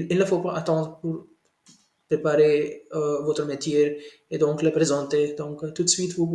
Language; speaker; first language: French; non-native, learner; Hindi